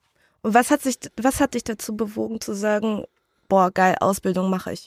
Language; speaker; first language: German; early bilingual, other home language; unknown